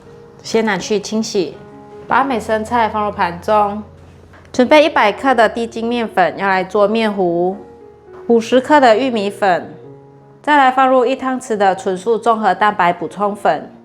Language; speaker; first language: Chinese; native; Chinese